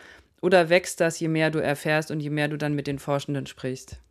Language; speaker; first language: German; native; German